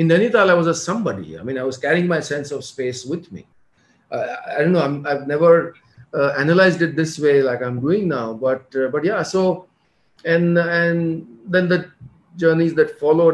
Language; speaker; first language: English; non-native, local second language; Hindi